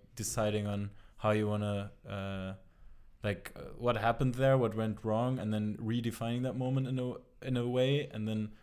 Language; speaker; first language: English; non-native, fluent; German